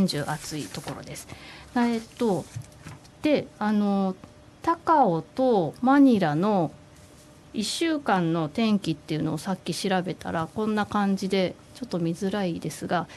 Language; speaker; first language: Japanese; native; Japanese